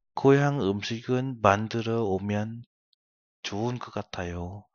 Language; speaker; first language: Korean; non-native, fluent; Vietnamese